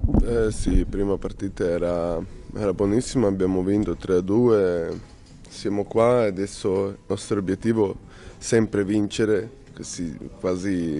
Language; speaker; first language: Italian; non-native, learner; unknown